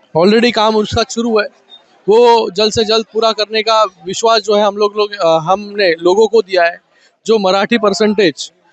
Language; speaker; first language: Hindi; non-native, local second language; Marathi